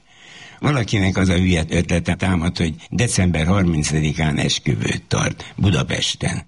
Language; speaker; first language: Hungarian; native; Hungarian